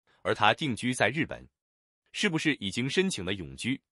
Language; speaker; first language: Chinese; native; Chinese